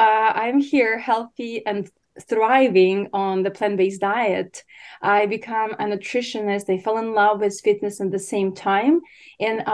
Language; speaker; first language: English; non-native, fluent; Ukrainian